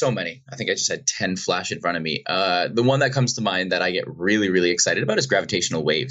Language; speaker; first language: English; native; English